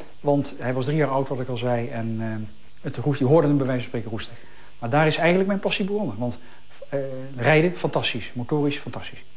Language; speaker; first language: Dutch; native; Dutch